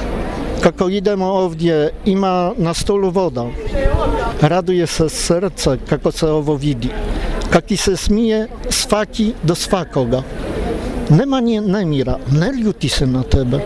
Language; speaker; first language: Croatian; non-native, learner; Polish